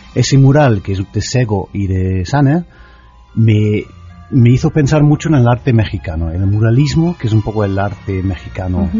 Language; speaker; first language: Spanish; non-native, fluent; English